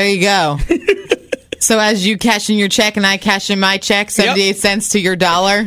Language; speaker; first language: English; native; English